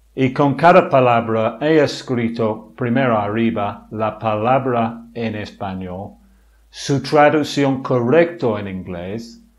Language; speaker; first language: Spanish; non-native, fluent; English